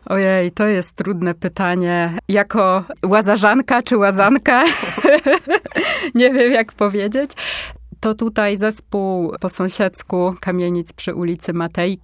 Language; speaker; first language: Polish; native; Polish